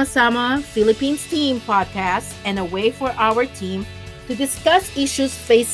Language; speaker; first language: English; non-native, local second language; Filipino